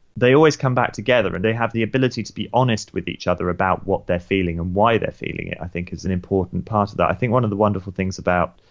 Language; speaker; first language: English; native; English